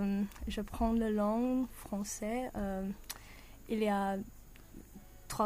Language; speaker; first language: French; non-native, learner; English